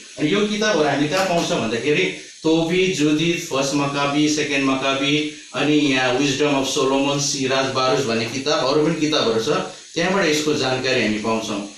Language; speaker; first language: Nepali; native; Nepali